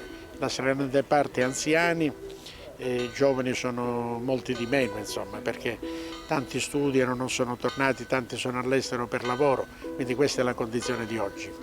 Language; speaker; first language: Italian; native; Italian